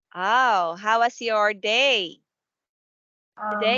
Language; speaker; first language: English; non-native, fluent; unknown